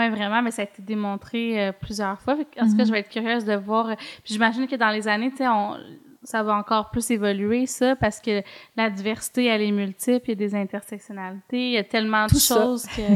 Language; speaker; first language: French; native; French